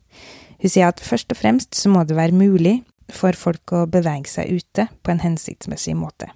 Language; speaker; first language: Norwegian; native; Norwegian